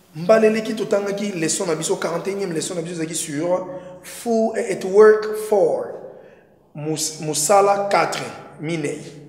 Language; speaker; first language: Lingala; native; Lingala